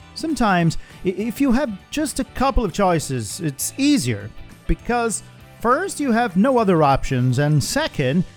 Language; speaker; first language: English; non-native, fluent; Portuguese